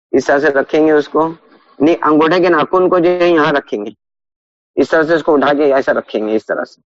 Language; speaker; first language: Urdu; native; Urdu